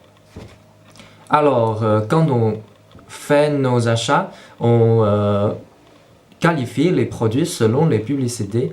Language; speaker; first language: French; non-native, fluent; Chinese